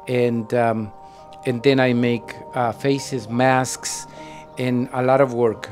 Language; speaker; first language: English; non-native, fluent; Spanish